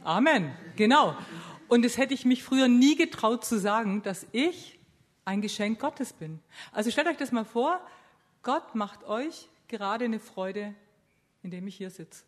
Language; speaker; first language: German; native; German